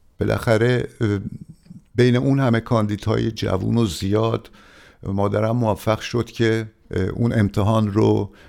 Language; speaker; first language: Persian; native; Persian